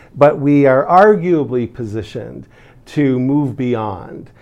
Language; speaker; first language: English; native; English